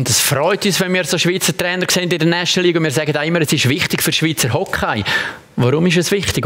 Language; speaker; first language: German; native; German